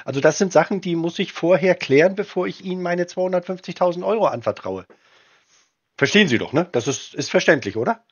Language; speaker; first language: German; native; German